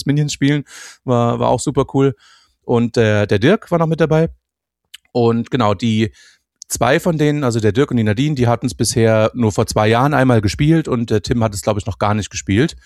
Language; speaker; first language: German; native; German